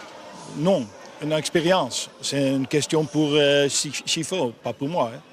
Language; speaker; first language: French; non-native, learner; Dutch